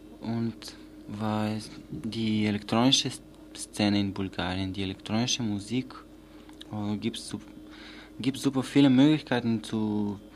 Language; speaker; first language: German; non-native, learner; Bulgarian